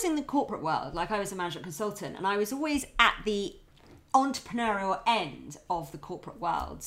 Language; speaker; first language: English; native; English